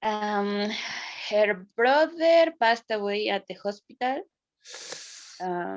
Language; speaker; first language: English; non-native, learner; Spanish